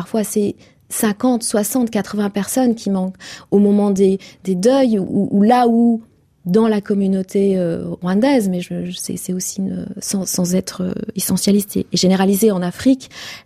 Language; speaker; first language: French; non-native, local second language; Kinyarwanda